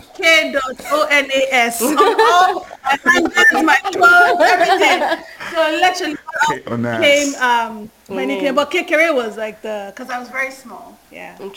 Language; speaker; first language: English; non-native, local second language; Yoruba